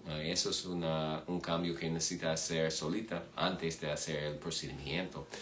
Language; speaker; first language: Spanish; non-native, fluent; English